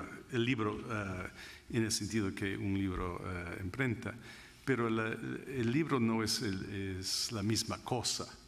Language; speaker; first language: Spanish; non-native, fluent; English